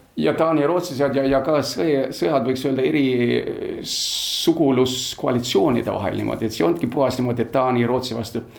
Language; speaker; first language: Estonian; early bilingual, heritage; Estonian